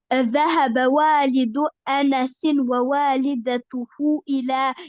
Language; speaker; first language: Arabic; non-native, learner; Albanian